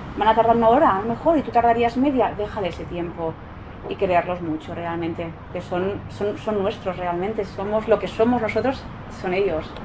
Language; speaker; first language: Spanish; non-native, local second language; Catalan